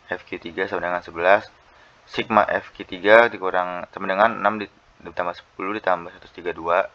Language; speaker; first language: Indonesian; native; Indonesian